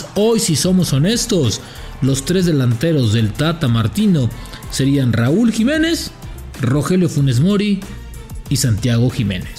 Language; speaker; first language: Spanish; native; Spanish